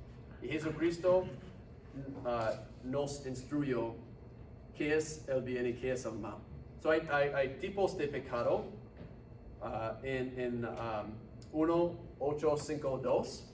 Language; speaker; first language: Spanish; non-native, fluent; English